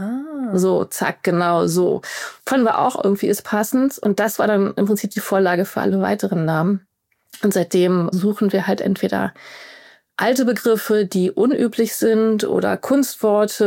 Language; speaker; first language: German; native; German